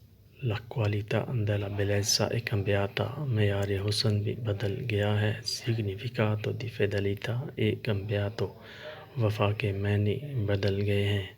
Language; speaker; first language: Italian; non-native, learner; Urdu